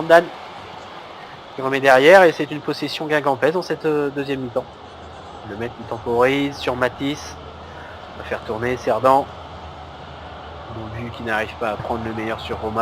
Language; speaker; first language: French; native; French